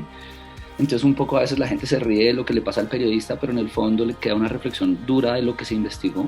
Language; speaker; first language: Spanish; native; Spanish